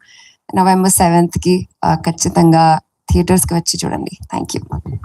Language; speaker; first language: Telugu; non-native, fluent; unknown